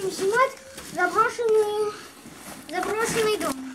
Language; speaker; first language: Russian; native; Russian